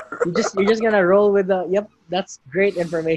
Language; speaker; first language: English; non-native, local second language; Cebuano